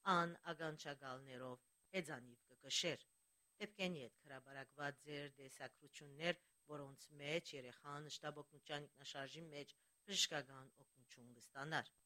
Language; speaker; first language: Armenian; early bilingual, heritage; Armenian